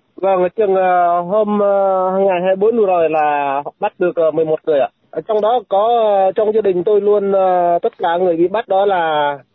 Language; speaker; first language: Vietnamese; non-native, local second language; Jarai